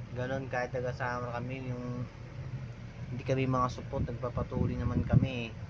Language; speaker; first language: Filipino; non-native, local second language; Waray